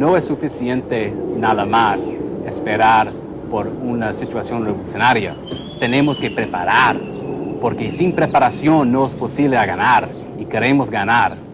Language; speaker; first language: Spanish; non-native, fluent; English